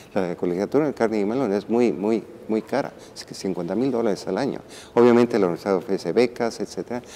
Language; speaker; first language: Spanish; native; Spanish